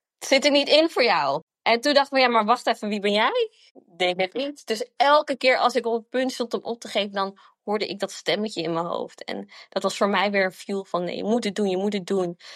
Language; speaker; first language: Dutch; early bilingual, other home language; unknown